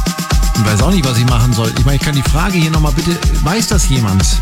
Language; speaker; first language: German; native; German